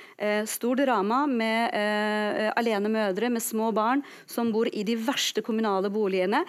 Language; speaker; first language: Norwegian; non-native, fluent; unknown